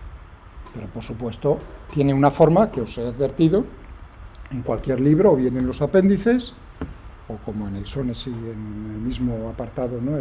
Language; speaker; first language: Spanish; native; Spanish